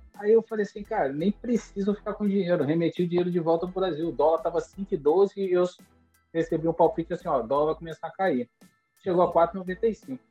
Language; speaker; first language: Portuguese; native; Portuguese